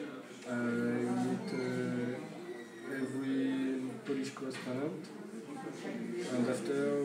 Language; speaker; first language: English; non-native, learner; French